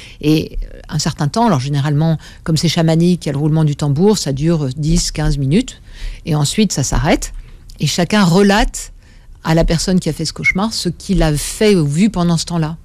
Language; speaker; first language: French; native; French